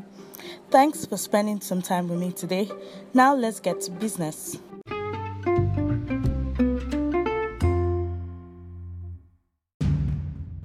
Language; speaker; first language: English; non-native, local second language; Yoruba